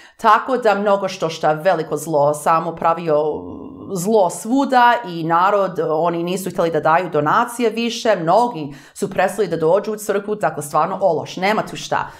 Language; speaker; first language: Serbian; early bilingual, heritage; English